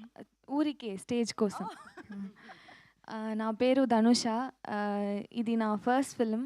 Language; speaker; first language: Telugu; non-native, learner; Tamil